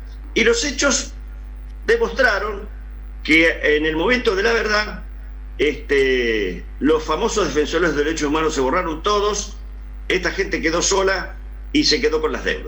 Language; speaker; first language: Spanish; native; Spanish